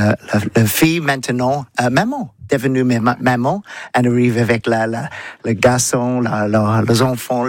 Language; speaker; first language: French; non-native, learner; English